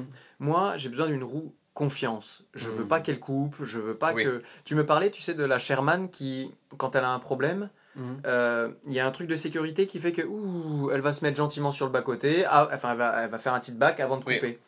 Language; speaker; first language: French; native; French